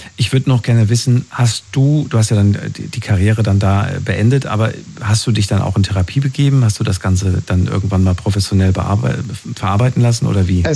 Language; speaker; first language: German; native; German